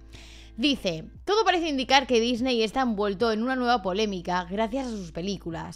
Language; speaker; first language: Spanish; native; Spanish